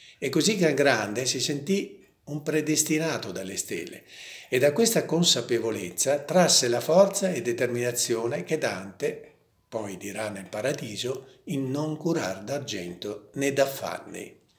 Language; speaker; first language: Italian; native; Italian